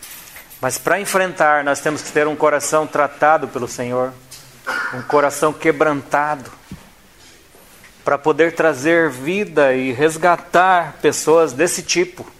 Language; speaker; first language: Portuguese; native; Portuguese